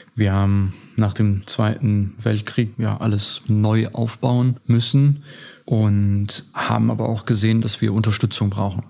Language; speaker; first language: German; early bilingual, other home language; Turkish